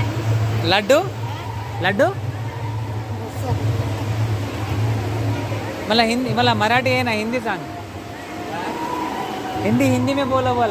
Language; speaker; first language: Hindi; non-native, local second language; Telugu